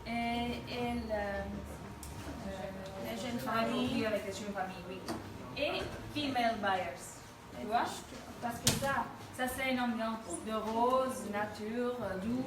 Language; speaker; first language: French; non-native, fluent; Dutch